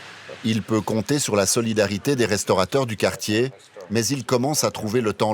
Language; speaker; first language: French; native; French